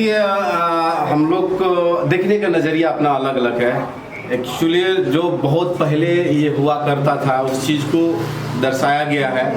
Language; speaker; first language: Hindi; native; Hindi